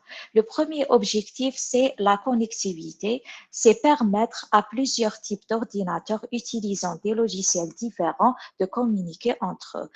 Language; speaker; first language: French; non-native, local second language; Arabic